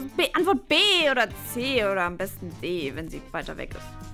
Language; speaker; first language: German; native; German